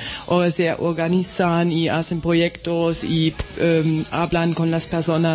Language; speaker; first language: Spanish; non-native, learner; German